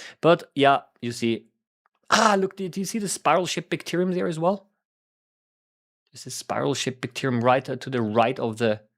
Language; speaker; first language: English; non-native, fluent; German